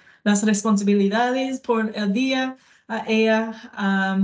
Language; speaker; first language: Spanish; non-native, learner; English